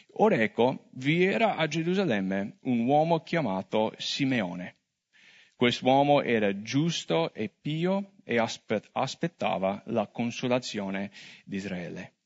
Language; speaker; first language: Italian; non-native, fluent; English